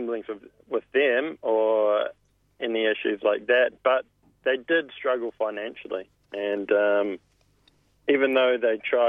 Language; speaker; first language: English; native; English